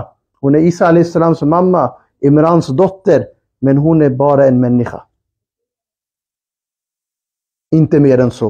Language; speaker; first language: Swedish; early bilingual, other home language; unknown